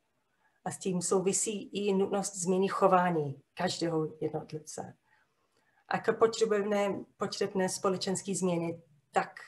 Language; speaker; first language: Czech; non-native, fluent; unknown